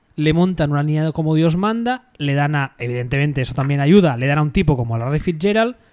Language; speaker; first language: Spanish; native; Spanish